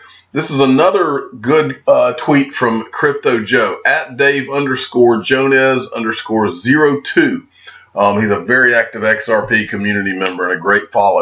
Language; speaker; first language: English; native; English